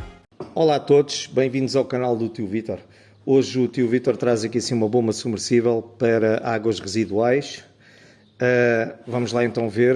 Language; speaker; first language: Portuguese; native; Portuguese